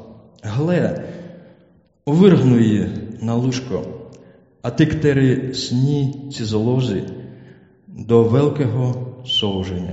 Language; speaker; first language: Czech; non-native, learner; Ukrainian